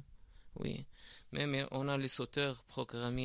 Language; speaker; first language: French; non-native, learner; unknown